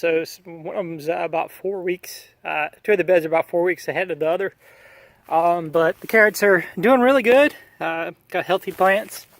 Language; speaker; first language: English; native; English